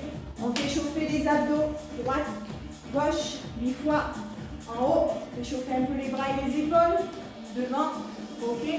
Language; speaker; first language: French; native; French